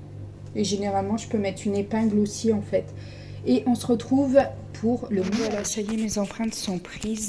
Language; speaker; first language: French; native; French